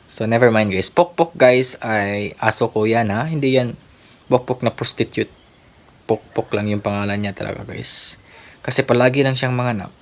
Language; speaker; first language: Filipino; non-native, local second language; Cebuano